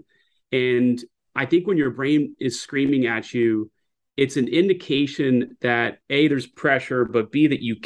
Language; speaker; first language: English; native; English